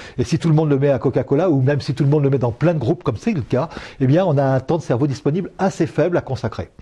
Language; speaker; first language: French; native; French